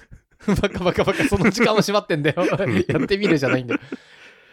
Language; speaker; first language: Japanese; native; Japanese